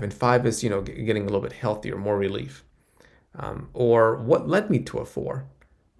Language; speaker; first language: English; native; English